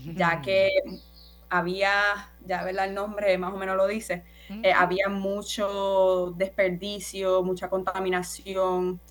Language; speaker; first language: Spanish; native; Spanish